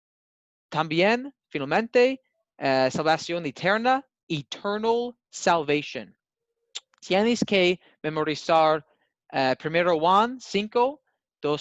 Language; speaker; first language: Spanish; non-native, learner; English